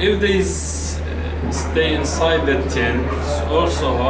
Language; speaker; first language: English; non-native, learner; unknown